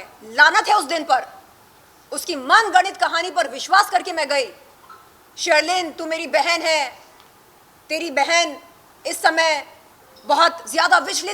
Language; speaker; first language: Hindi; native; Hindi